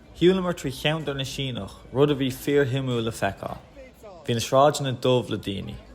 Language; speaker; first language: Irish; non-native, local second language; English